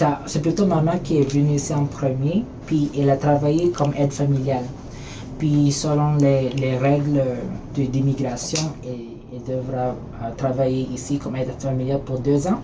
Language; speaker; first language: French; early bilingual, other home language; Filipino